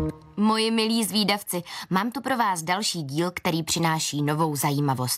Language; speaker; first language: Czech; native; Czech